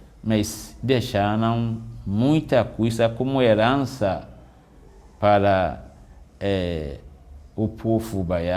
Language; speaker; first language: Portuguese; non-native, fluent; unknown